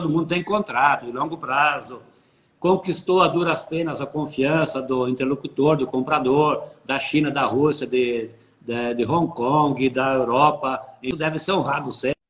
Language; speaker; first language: Portuguese; native; Portuguese